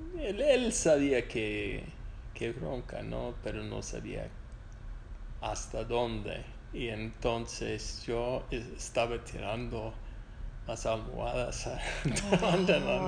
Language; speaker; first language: Spanish; non-native, fluent; English